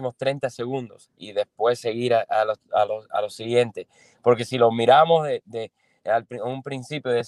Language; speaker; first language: Spanish; non-native, fluent; English